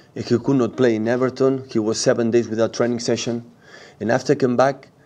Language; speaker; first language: English; non-native, fluent; Catalan